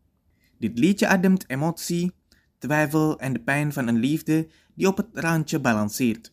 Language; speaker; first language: Dutch; non-native, fluent; Indonesian